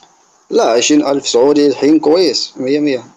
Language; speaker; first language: Arabic; non-native, learner; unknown